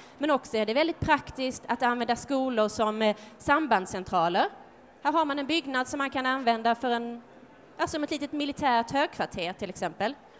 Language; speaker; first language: Swedish; native; Swedish